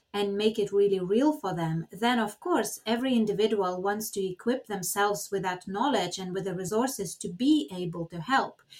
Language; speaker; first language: English; non-native, fluent; Lithuanian